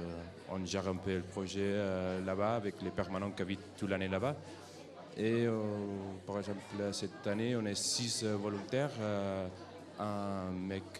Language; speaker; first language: French; non-native, fluent; Catalan